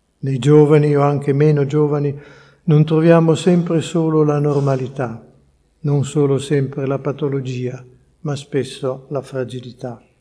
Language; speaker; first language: Italian; native; Italian